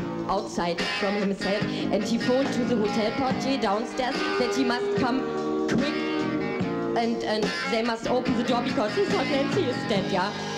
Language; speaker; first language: English; non-native, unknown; German